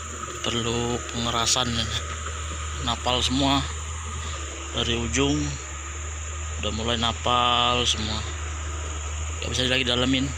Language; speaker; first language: Indonesian; native; Indonesian